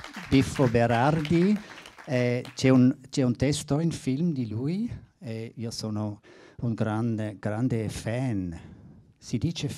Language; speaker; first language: Italian; non-native, learner; German